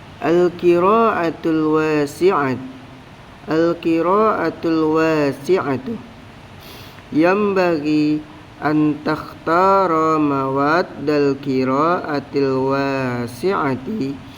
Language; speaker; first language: Arabic; non-native, learner; Indonesian